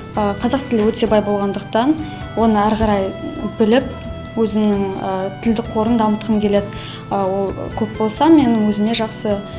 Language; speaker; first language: Kazakh; non-native, local second language; Chechen